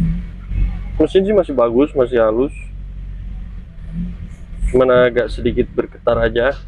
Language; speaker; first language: Indonesian; native; Indonesian